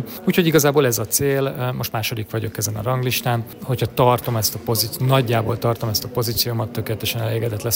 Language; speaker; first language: Hungarian; native; Hungarian